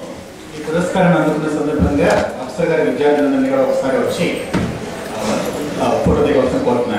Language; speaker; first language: Telugu; native; Telugu